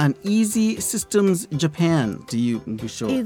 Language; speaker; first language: Japanese; non-native, learner; English